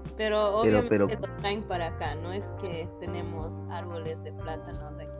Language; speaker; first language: Spanish; early bilingual, heritage; English